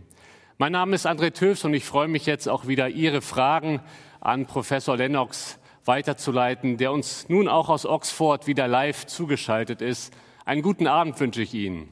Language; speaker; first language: German; native; German